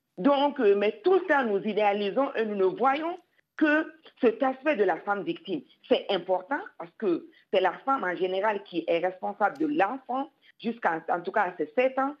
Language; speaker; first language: French; non-native, local second language; Bambara